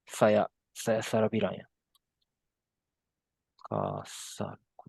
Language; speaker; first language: Indonesian; non-native, fluent; Japanese